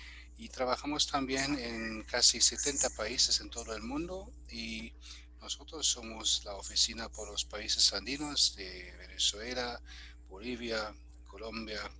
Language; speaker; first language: Spanish; non-native, fluent; German